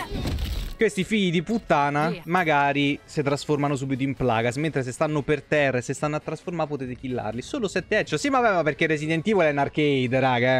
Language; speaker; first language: Italian; native; Italian